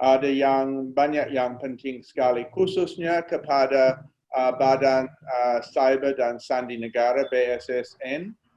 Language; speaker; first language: Indonesian; non-native, fluent; English